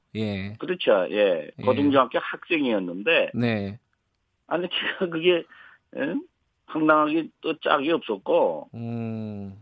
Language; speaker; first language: Korean; native; Korean